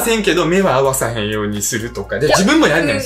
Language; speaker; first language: Japanese; early bilingual, other home language; Russian